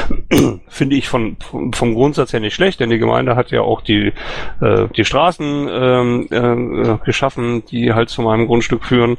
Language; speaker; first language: German; native; German